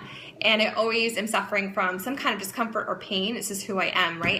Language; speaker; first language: English; native; English